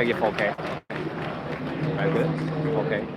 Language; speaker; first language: English; non-native, learner; Cantonese